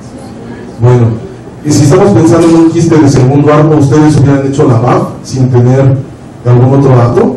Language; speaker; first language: Spanish; native; Spanish